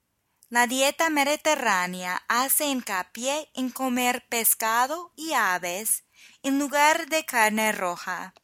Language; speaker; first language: Spanish; non-native, fluent; English